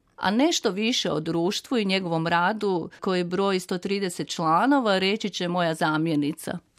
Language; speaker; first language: Croatian; native; Croatian